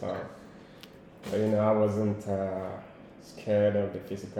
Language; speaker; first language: English; non-native, local second language; Igbo